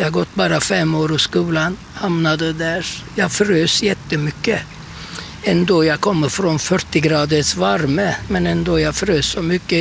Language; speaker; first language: Swedish; non-native, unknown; Turkish